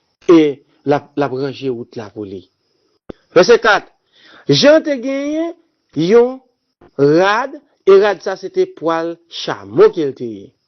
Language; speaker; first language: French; non-native, local second language; Haitian Creole